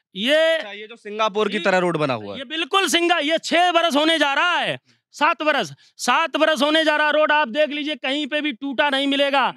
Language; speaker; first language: Hindi; native; Hindi